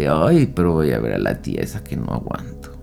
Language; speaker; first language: Spanish; native; Spanish